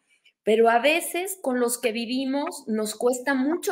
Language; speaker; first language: Spanish; native; Spanish